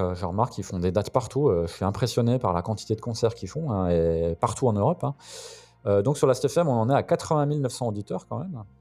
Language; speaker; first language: French; native; French